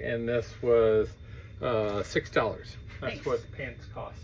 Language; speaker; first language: English; native; English